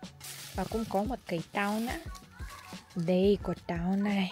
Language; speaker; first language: Vietnamese; non-native, learner; Russian